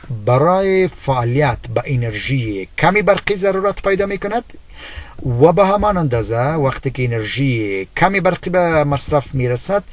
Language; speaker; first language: Persian; native; Persian